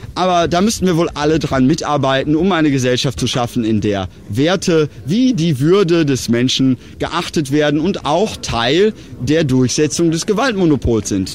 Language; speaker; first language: German; native; German